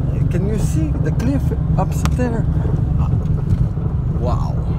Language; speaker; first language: English; non-native, learner; French